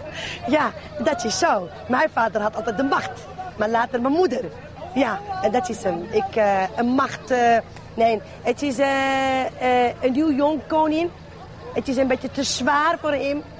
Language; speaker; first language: Dutch; non-native, fluent; Arabic